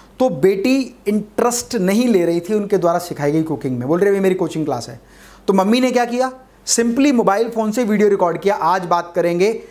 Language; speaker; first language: Hindi; native; Hindi